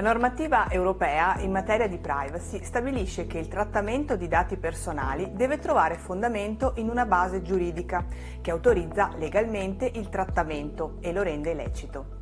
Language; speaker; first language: Italian; native; Italian